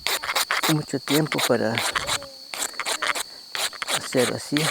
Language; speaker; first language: Spanish; non-native, local second language; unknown